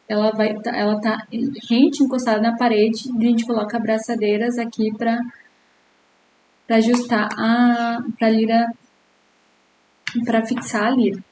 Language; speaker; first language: Portuguese; native; Portuguese